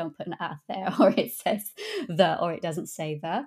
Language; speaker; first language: English; native; English